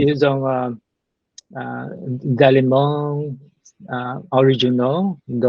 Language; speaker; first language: French; non-native, learner; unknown